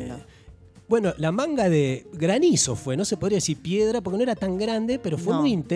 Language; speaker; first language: Spanish; native; Spanish